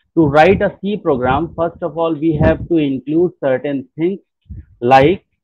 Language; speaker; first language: English; non-native, local second language; Hindi